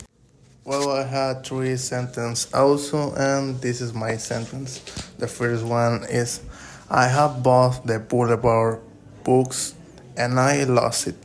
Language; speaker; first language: English; non-native, learner; Spanish